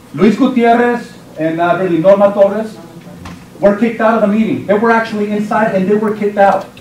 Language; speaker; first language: English; early bilingual, other home language; Spanish